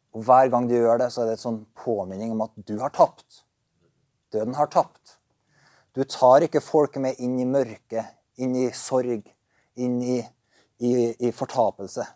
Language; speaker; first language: Norwegian; native; Norwegian